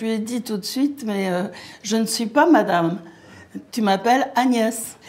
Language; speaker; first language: French; native; French